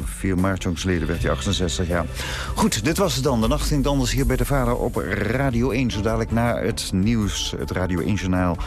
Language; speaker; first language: Dutch; native; Dutch